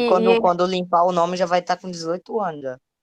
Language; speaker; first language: Portuguese; native; Portuguese